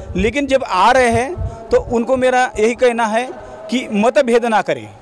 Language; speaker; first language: Hindi; non-native, local second language; Marathi